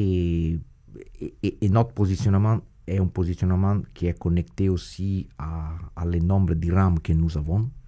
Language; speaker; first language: French; non-native, fluent; Italian